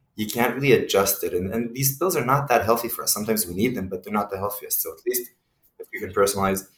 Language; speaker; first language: English; non-native, fluent; Hebrew